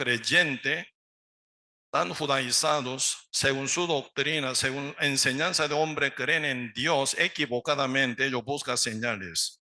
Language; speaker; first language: Spanish; non-native, learner; Korean